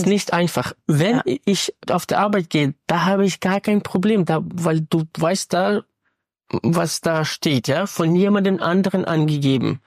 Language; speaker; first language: German; non-native, fluent; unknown